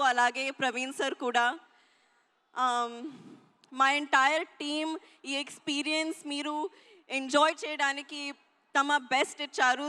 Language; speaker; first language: Telugu; non-native, learner; Hindi